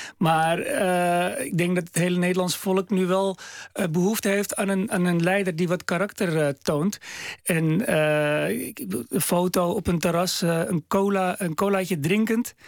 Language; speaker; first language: Dutch; early bilingual, other home language; Arabic